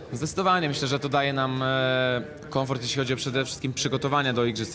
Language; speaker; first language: Polish; native; Polish